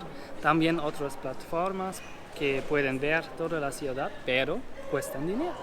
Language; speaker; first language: Spanish; non-native, learner; German